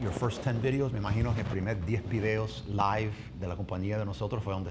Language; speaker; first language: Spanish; early bilingual, heritage; English